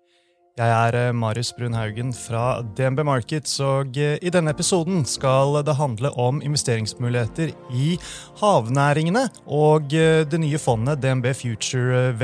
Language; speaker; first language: Norwegian; native; Norwegian